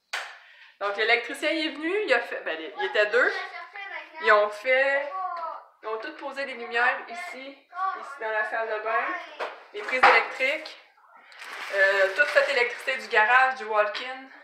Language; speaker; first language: French; native; French